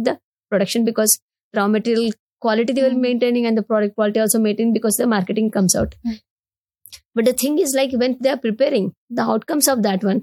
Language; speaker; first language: English; non-native, local second language; Telugu